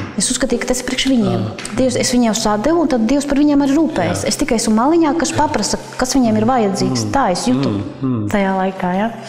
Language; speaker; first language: Latvian; non-native, local second language; Russian